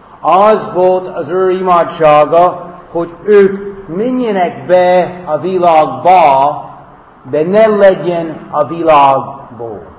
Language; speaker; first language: Hungarian; non-native, fluent; English